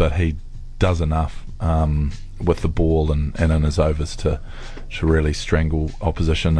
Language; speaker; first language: English; native; English